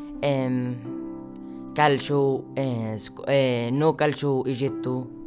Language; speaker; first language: Italian; non-native, learner; Arabic